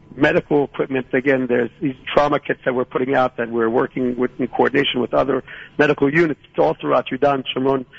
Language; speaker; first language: English; native; English